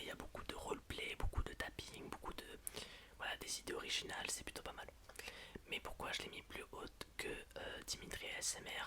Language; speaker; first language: French; native; French